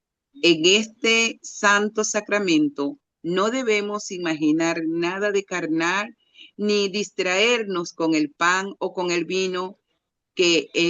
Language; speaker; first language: Spanish; native; Spanish